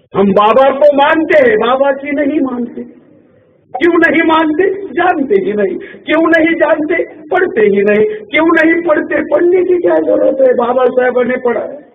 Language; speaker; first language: Hindi; non-native, local second language; Marathi